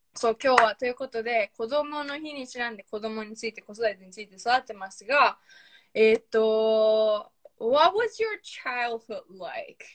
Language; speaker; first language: Japanese; native; Japanese